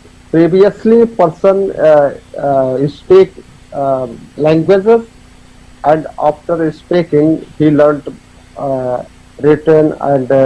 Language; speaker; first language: English; non-native, learner; Hindi